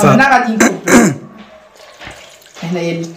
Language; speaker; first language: Arabic; native; Arabic